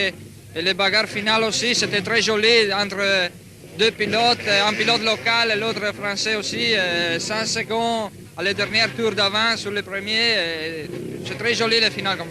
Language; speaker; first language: French; non-native, fluent; Italian